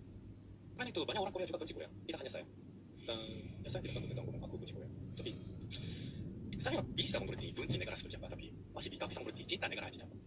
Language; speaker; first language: Indonesian; non-native, learner; Korean